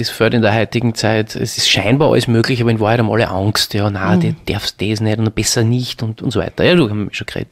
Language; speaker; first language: German; native; German